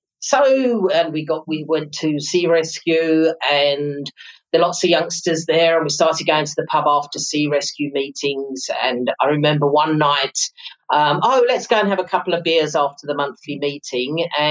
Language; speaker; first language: English; native; English